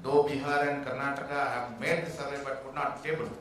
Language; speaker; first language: Hindi; non-native, local second language; Telugu